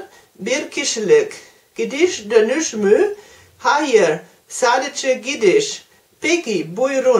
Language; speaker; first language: Turkish; non-native, learner; German